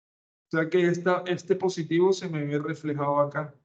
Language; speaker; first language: Spanish; native; Spanish